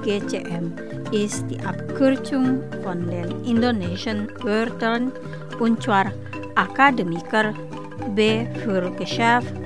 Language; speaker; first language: German; non-native, fluent; Indonesian